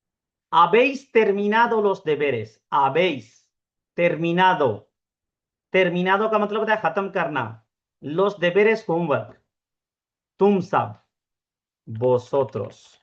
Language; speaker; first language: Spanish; non-native, fluent; Urdu